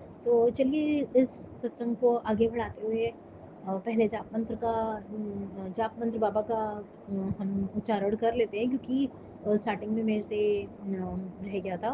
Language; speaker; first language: Hindi; native; Hindi